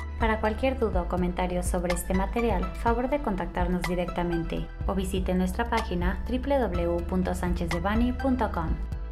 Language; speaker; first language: Spanish; native; Spanish